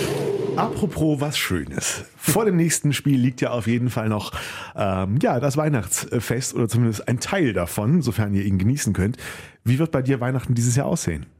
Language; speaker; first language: German; native; German